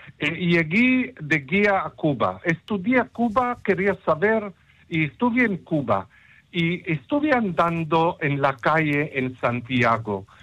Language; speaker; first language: Spanish; non-native, fluent; Hebrew